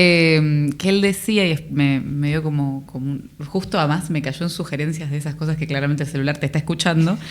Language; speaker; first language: Spanish; native; Spanish